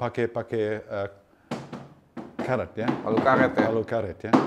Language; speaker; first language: Indonesian; non-native, learner; English